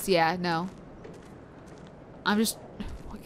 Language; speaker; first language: English; native; English